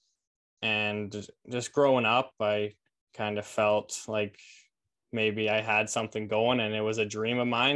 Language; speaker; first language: English; native; English